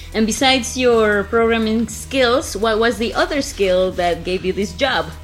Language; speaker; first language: English; non-native, fluent; Portuguese